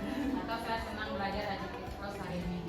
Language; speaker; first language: Indonesian; native; Indonesian